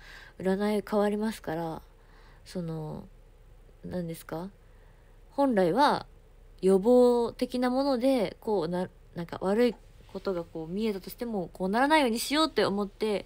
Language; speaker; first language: Japanese; native; Japanese